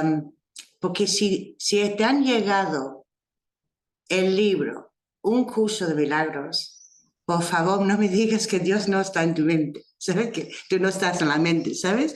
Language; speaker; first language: Spanish; non-native, fluent; English